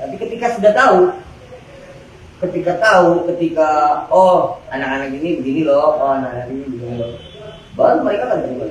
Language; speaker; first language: Indonesian; native; Indonesian